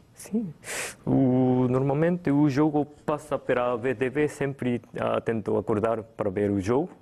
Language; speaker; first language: Portuguese; non-native, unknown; Japanese